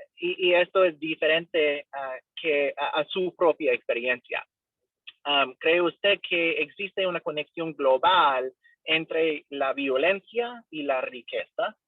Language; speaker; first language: Spanish; non-native, fluent; English